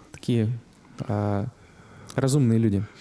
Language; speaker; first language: Russian; native; Russian